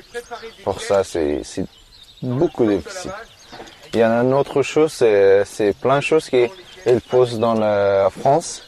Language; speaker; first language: French; non-native, learner; Persian